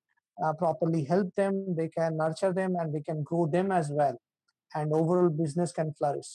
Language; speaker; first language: English; non-native, local second language; Bangla